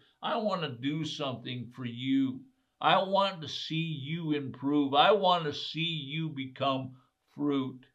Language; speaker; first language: English; native; English